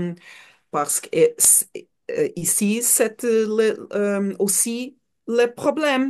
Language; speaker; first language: French; non-native, learner; Portuguese